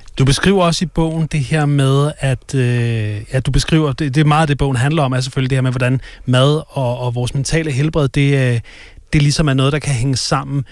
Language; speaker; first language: Danish; native; Danish